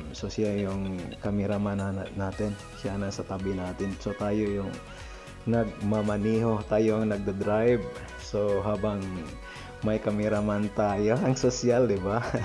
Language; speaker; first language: Filipino; non-native, local second language; Cebuano